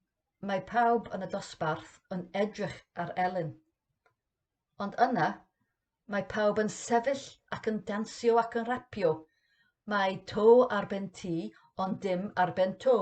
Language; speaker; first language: Welsh; non-native, learner; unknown